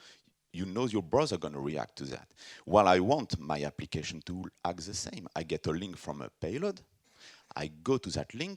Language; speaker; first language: English; non-native, fluent; French